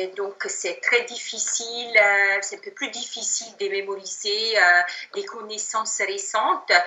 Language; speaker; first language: French; non-native, fluent; Italian